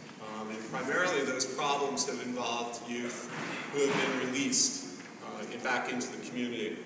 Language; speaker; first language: English; native; English